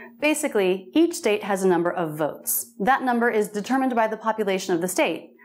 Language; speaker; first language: English; native; English